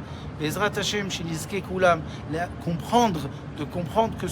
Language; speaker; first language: French; native; French